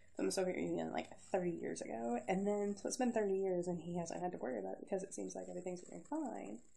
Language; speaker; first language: English; native; English